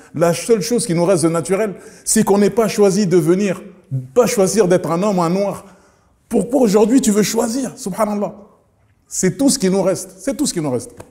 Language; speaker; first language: French; early bilingual, other home language; Lingala